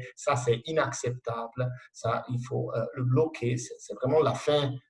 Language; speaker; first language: French; non-native, local second language; Italian